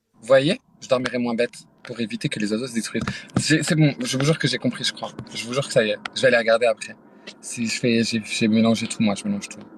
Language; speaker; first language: French; native; French